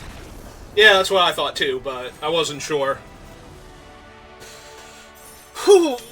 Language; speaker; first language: English; native; English